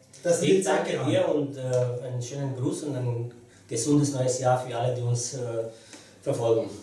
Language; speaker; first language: German; non-native, fluent; Romanian